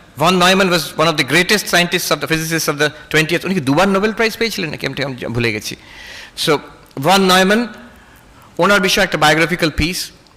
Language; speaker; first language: English; non-native, local second language; Bangla